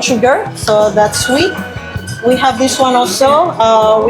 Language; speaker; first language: English; non-native, fluent; Indonesian